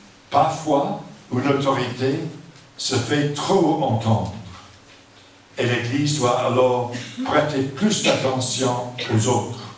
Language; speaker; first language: French; non-native, fluent; English